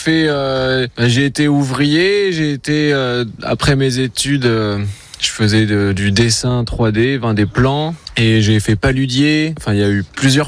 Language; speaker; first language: French; native; French